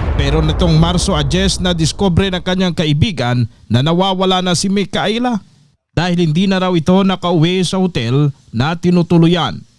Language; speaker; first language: Filipino; native; Filipino